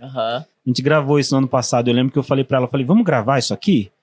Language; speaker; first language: Portuguese; native; Portuguese